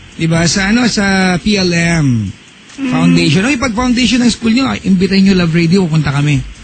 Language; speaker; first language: Filipino; native; Filipino